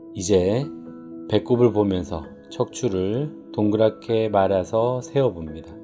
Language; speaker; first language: Korean; native; Korean